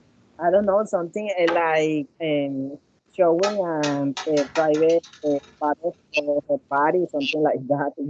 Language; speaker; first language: English; non-native, learner; Spanish